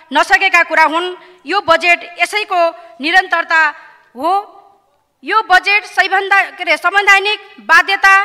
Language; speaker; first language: Nepali; native; Nepali